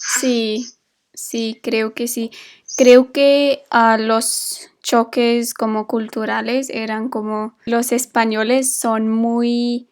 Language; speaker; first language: Spanish; non-native, fluent; English